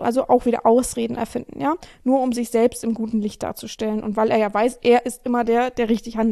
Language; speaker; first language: German; native; German